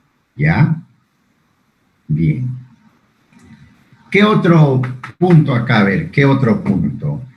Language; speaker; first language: Spanish; native; Spanish